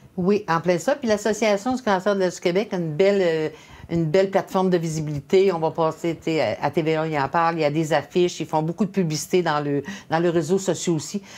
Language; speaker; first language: French; native; French